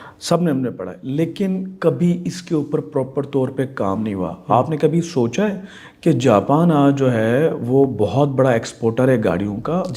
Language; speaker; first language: Urdu; non-native, local second language; Sindhi